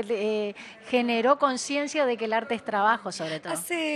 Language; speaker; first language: Spanish; native; Spanish